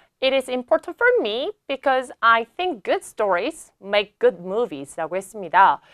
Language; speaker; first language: English; non-native, fluent; Korean